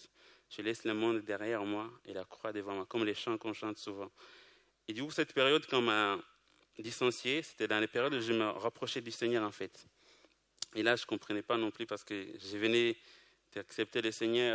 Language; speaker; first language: French; non-native, local second language; Kinyarwanda